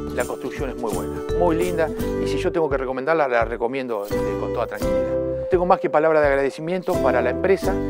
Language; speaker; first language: Spanish; native; Spanish